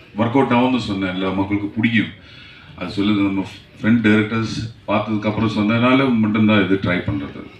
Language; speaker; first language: Tamil; non-native, learner; Malayalam